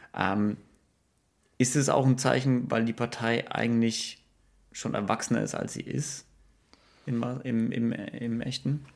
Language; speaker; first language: German; native; German